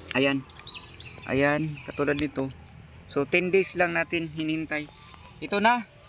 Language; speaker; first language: Filipino; non-native, local second language; Cebuano